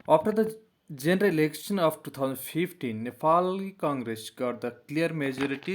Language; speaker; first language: English; non-native, local second language; Nepali